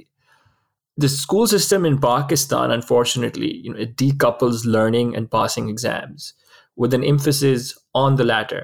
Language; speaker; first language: English; non-native, local second language; Urdu